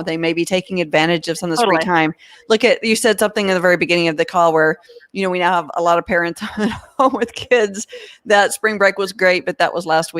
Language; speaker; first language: English; native; English